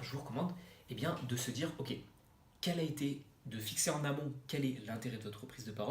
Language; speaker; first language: French; native; French